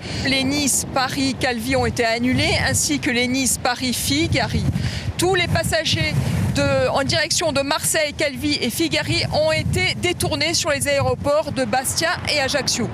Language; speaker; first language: French; native; French